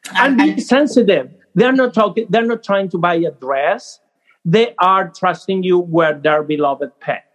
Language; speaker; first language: English; non-native, fluent; Spanish